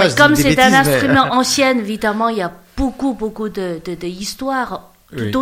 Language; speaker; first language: French; non-native, learner; Chinese